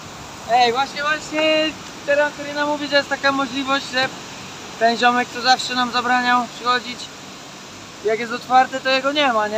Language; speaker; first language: Polish; native; Polish